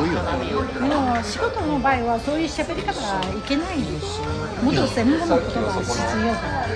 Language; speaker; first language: Japanese; non-native, fluent; Chinese